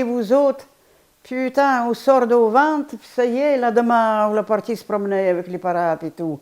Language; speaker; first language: French; non-native, fluent; Polish